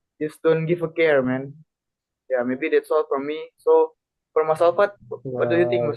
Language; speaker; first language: English; non-native, learner; Indonesian